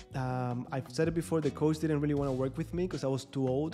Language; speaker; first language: English; non-native, fluent; Spanish